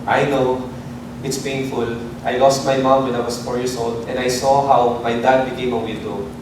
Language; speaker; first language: English; non-native, local second language; Filipino